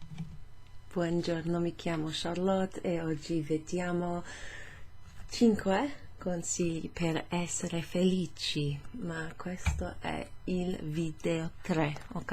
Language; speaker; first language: Italian; non-native, fluent; English